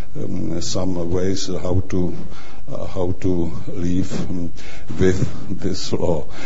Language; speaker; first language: English; non-native, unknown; Czech